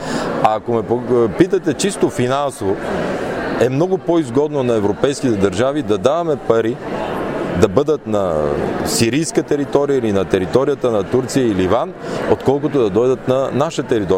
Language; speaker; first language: Bulgarian; native; Bulgarian